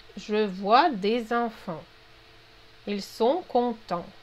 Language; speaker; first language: French; non-native, fluent; Russian